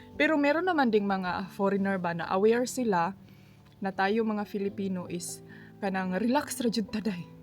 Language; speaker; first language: Filipino; non-native, local second language; Cebuano